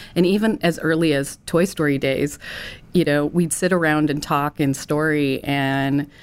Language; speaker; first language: English; native; English